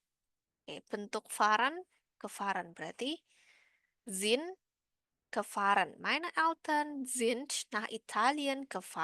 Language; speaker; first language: German; non-native, learner; Indonesian